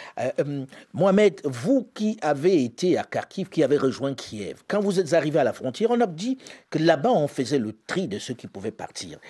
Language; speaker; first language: French; native; French